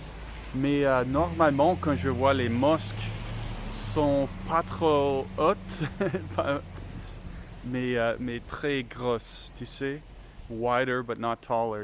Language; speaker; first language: French; non-native, learner; English